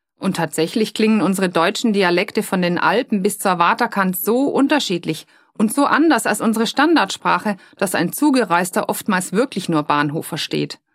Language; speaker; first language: German; native; German